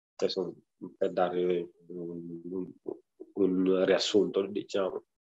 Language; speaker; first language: Italian; non-native, fluent; Wolof